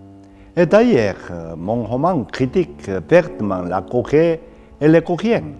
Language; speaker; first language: French; non-native, fluent; Korean